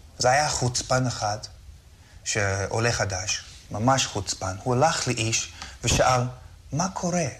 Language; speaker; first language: Hebrew; non-native, fluent; English